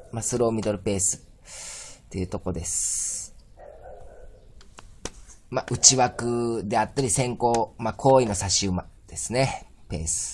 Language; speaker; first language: Japanese; native; Japanese